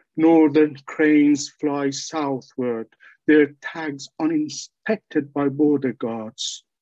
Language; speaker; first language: English; non-native, fluent; Persian